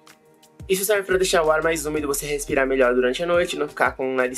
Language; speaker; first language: Portuguese; native; Portuguese